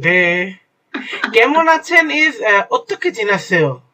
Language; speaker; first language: Korean; non-native, learner; Bangla